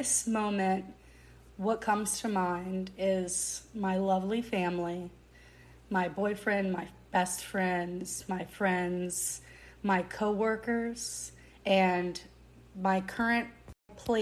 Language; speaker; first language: English; native; English